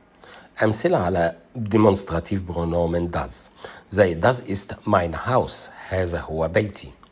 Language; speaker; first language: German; non-native, fluent; Arabic